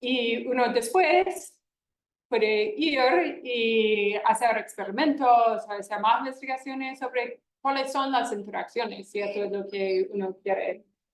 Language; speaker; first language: Spanish; non-native, fluent; English